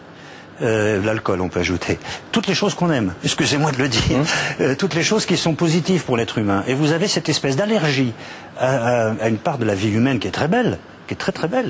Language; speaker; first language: French; native; French